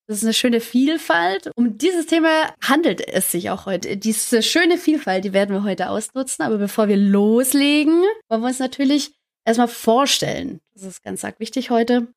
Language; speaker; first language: German; native; German